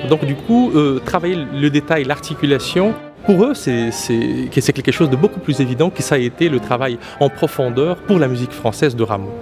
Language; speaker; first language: French; non-native, fluent; Portuguese